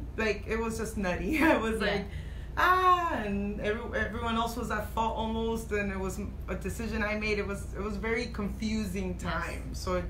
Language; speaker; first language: English; native; English